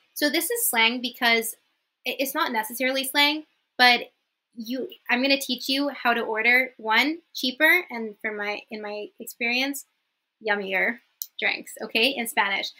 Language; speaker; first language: English; native; English